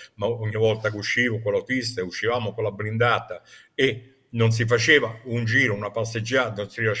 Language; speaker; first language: Italian; native; Italian